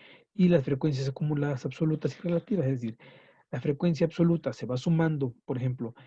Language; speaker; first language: Spanish; native; Spanish